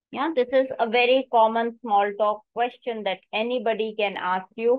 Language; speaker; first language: English; non-native, local second language; Hindi